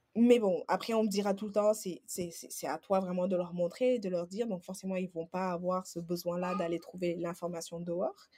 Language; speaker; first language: French; non-native, local second language; Wolof